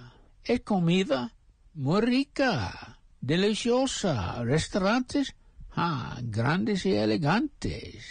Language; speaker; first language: Spanish; non-native, fluent; English